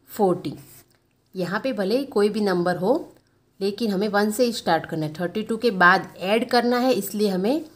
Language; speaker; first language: Hindi; non-native, local second language; Gujarati